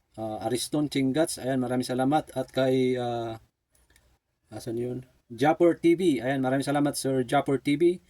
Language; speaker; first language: Filipino; native; Filipino